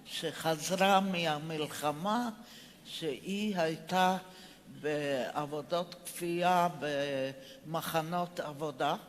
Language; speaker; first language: Hebrew; non-native, fluent; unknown